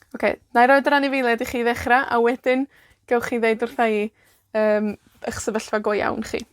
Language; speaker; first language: Welsh; native; Welsh